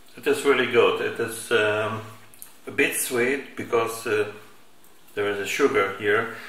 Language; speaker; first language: English; non-native, fluent; Polish